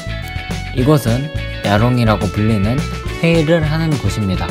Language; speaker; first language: Korean; native; Korean